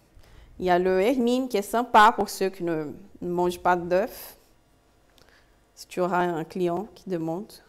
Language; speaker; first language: French; non-native, fluent; Portuguese